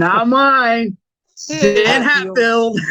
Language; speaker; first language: English; native; English